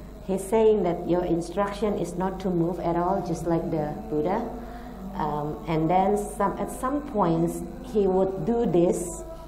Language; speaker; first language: English; non-native, fluent; Indonesian